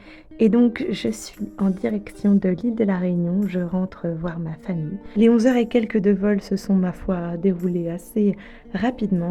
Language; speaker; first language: French; native; French